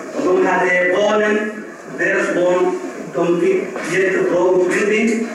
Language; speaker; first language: Swedish; non-native, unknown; Somali